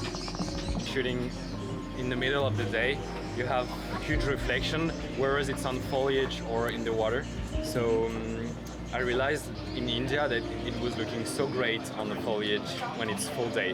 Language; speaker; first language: English; non-native, local second language; French